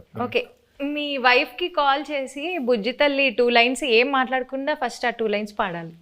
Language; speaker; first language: Telugu; native; Telugu